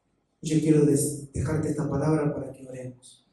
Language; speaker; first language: Spanish; native; Spanish